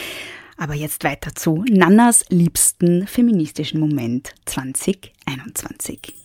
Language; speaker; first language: German; native; German